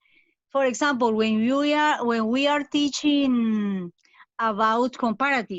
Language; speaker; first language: English; non-native, fluent; Spanish